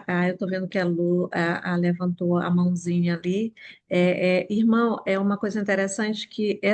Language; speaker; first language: Portuguese; native; Portuguese